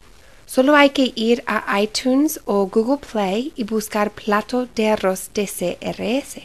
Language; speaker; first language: Spanish; early bilingual, heritage; Spanish